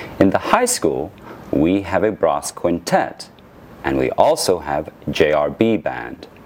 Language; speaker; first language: English; native; English